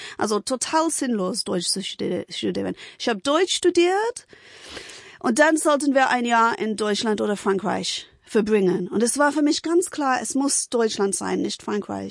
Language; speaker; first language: German; non-native, fluent; English